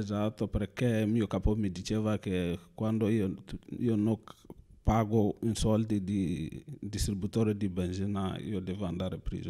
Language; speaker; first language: Italian; non-native, learner; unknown